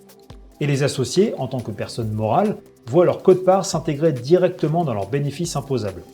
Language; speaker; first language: French; native; French